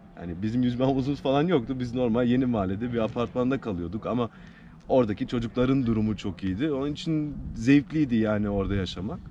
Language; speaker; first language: Turkish; early bilingual, heritage; Turkish